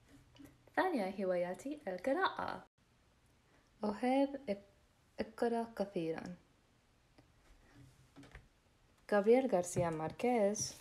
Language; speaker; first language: Arabic; non-native, learner; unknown